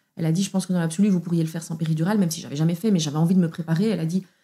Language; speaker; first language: French; native; French